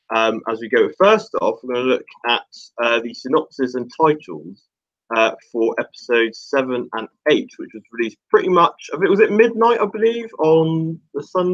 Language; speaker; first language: English; native; English